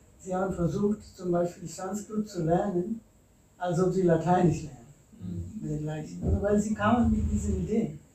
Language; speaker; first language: German; non-native, fluent; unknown